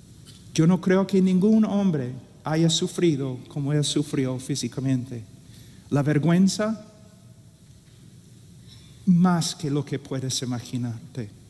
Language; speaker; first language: Spanish; non-native, fluent; English